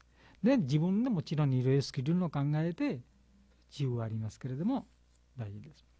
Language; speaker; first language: Japanese; non-native, learner; Bangla